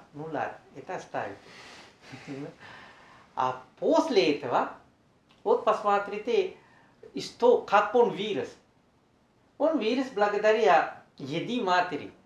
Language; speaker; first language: Russian; non-native, learner; Sinhala